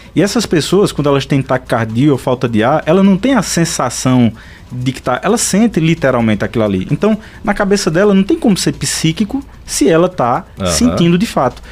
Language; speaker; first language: Portuguese; native; Portuguese